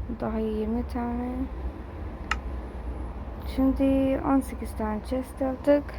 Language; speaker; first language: Turkish; early bilingual, other home language; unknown